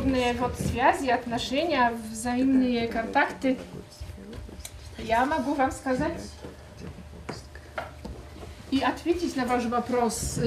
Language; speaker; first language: Russian; non-native, fluent; Polish